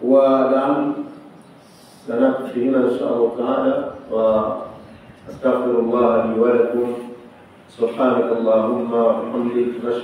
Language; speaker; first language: Arabic; non-native, fluent; Swahili